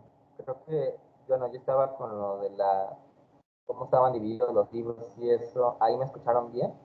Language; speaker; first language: Spanish; native; Spanish